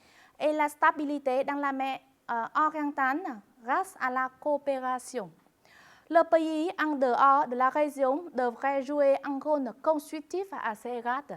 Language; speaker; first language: French; non-native, fluent; Vietnamese